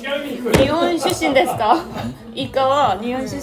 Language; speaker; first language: Japanese; non-native, learner; Korean